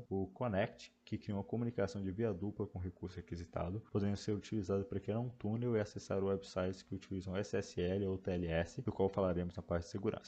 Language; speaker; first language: Portuguese; native; Portuguese